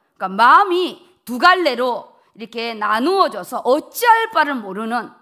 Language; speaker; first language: Korean; native; Korean